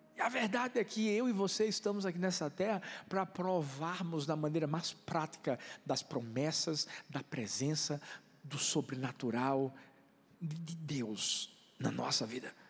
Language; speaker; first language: Portuguese; native; Portuguese